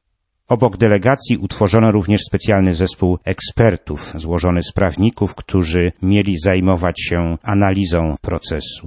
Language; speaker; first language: Polish; native; Polish